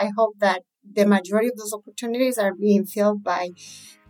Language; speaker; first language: English; non-native, fluent; Spanish